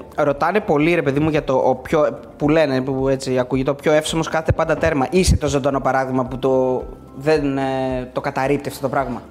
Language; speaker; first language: Greek; native; Greek